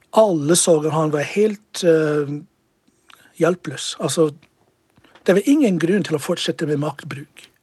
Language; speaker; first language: Norwegian; non-native, fluent; English